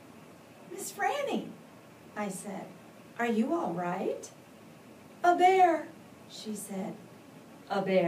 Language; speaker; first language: English; native; English